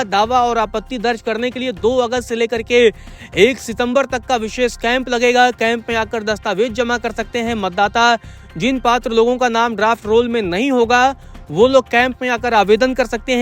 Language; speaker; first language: Hindi; native; Hindi